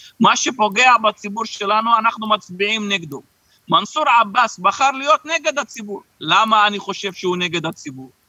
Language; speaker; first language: Hebrew; non-native, local second language; Arabic